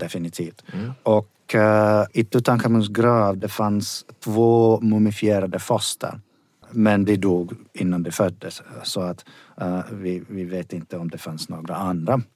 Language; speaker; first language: Swedish; non-native, fluent; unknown